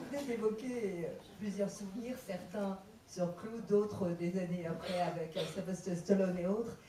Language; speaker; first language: French; native; French